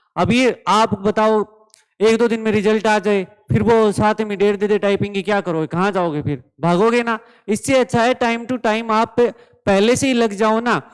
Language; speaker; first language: Hindi; native; Hindi